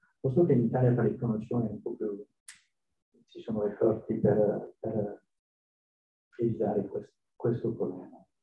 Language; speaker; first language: Italian; non-native, learner; French